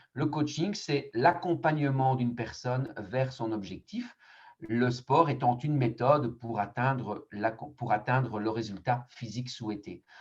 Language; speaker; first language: French; native; French